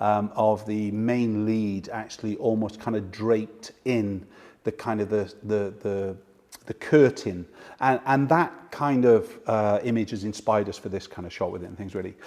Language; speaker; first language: English; native; English